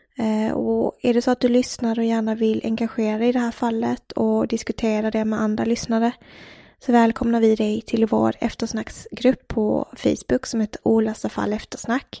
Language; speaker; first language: Swedish; native; Swedish